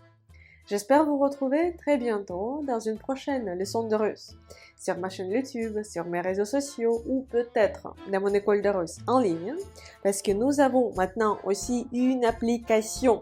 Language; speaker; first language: French; non-native, fluent; Russian